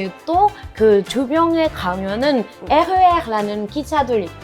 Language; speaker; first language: Korean; non-native, fluent; French